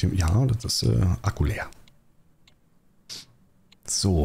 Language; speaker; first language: German; native; German